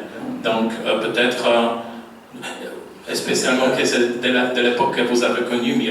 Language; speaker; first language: French; non-native, fluent; Polish